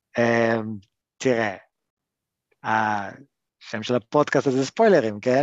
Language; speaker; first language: Hebrew; early bilingual, other home language; English